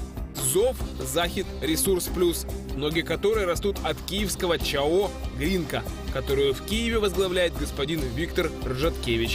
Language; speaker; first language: Russian; non-native, local second language; Ukrainian